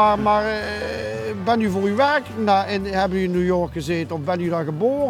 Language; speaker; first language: Dutch; native; Dutch